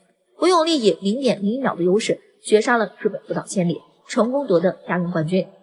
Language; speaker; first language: Chinese; native; Chinese